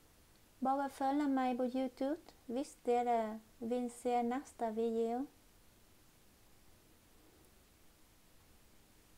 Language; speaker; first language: Norwegian; non-native, learner; Vietnamese